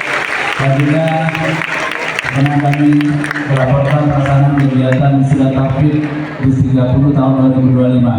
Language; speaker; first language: Indonesian; native; Indonesian